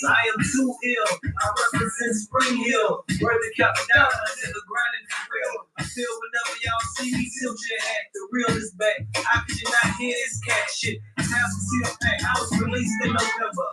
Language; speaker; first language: English; native; English